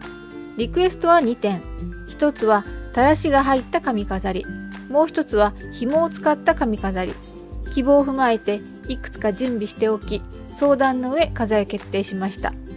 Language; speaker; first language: Japanese; native; Japanese